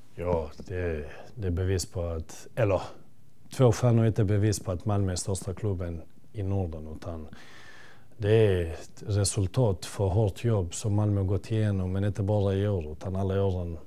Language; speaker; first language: Swedish; early bilingual, other home language; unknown